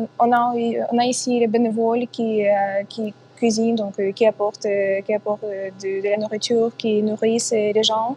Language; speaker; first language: French; non-native, fluent; Ukrainian